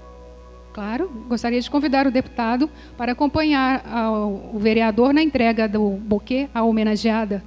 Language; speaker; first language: Portuguese; native; Portuguese